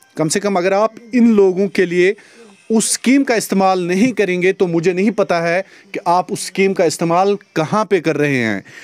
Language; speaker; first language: Hindi; non-native, local second language; Kashmiri